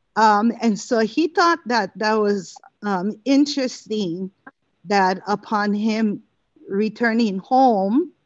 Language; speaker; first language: English; native; English